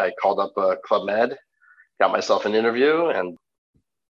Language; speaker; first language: English; native; English